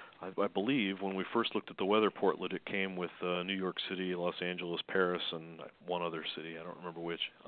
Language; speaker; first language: English; native; English